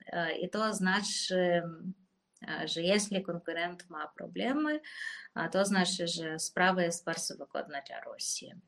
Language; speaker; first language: Polish; non-native, fluent; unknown